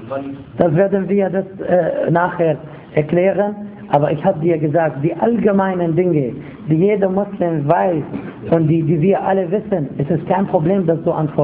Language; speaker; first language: German; non-native, fluent; Arabic